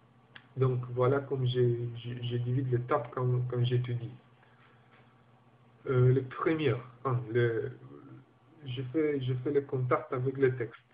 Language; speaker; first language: French; non-native, learner; Romanian